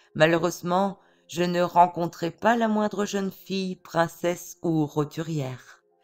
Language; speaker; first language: French; native; French